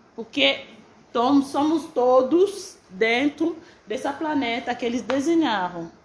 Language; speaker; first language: Portuguese; non-native, fluent; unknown